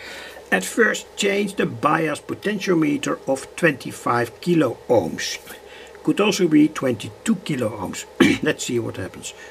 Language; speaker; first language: English; non-native, fluent; Dutch